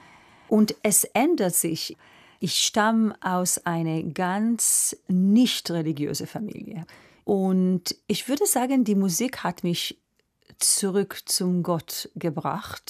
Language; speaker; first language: German; non-native, fluent; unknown